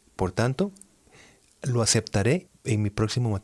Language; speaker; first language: Spanish; native; Spanish